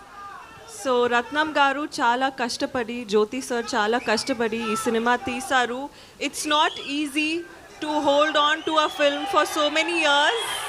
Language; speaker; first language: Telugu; non-native, learner; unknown